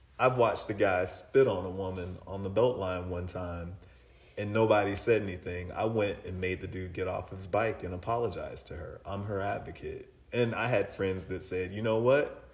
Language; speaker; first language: English; native; English